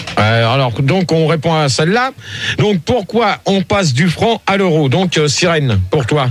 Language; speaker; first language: French; native; French